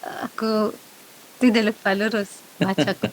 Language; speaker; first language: Indonesian; non-native, learner; Arabic